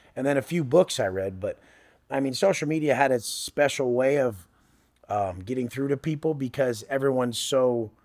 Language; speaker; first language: English; native; English